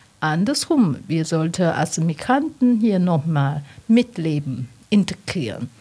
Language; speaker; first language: German; non-native, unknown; Chinese